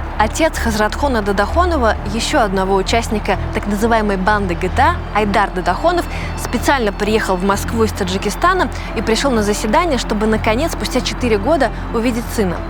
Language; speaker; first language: Russian; native; Russian